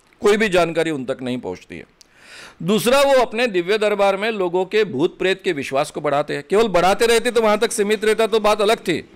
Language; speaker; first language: Hindi; non-native, local second language; Marathi